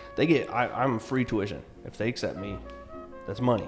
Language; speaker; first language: English; native; English